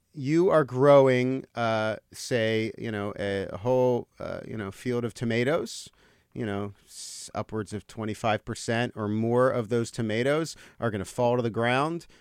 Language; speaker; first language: English; native; English